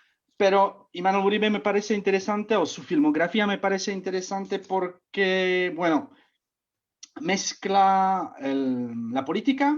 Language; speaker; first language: Spanish; non-native, fluent; Czech